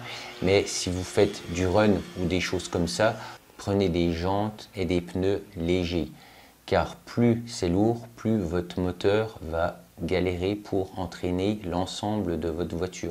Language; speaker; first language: French; native; French